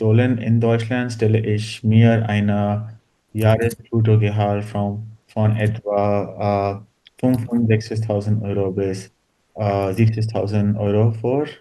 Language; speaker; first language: German; non-native, learner; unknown